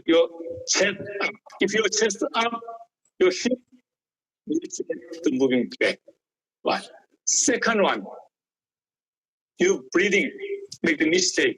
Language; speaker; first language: English; non-native, learner; Korean